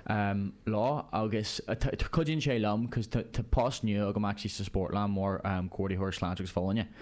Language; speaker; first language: Irish; native; Irish